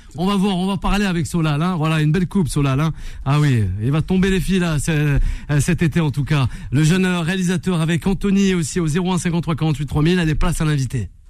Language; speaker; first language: French; native; French